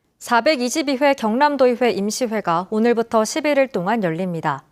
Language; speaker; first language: Korean; native; Korean